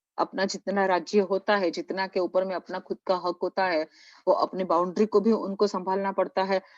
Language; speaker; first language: Hindi; non-native, local second language; Gujarati